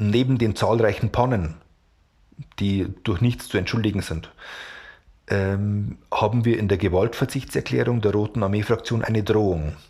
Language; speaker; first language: German; native; German